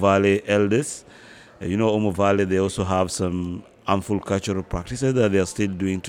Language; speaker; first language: English; non-native, local second language; Luo (Kenya and Tanzania)